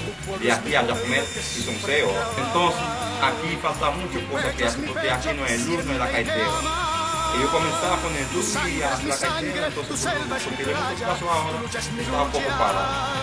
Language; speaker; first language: Spanish; non-native, learner; Haitian Creole